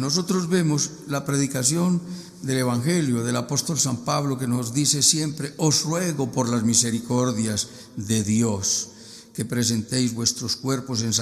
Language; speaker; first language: Spanish; native; Spanish